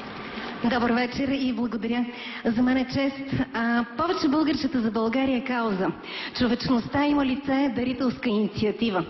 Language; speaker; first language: Bulgarian; native; Bulgarian